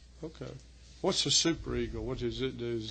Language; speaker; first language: English; native; English